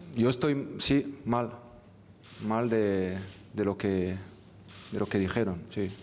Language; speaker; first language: Spanish; non-native, fluent; French